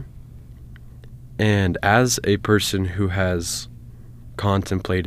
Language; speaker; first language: English; native; English